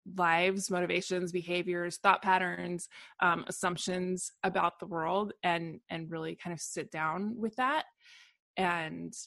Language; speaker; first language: English; native; English